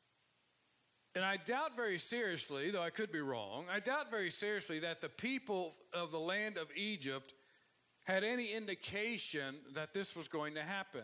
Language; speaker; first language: English; native; English